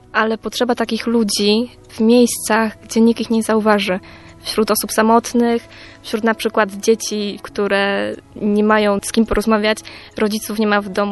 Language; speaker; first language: Polish; native; Polish